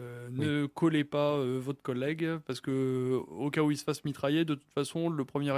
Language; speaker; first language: French; native; French